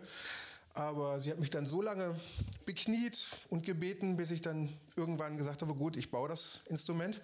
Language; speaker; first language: German; native; German